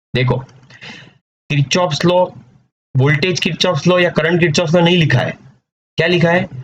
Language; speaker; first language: Hindi; non-native, local second language; Gujarati